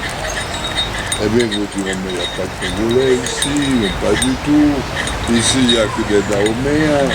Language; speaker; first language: French; non-native, local second language; Haitian Creole